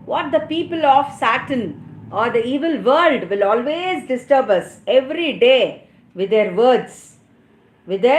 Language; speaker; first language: English; non-native, local second language; Tamil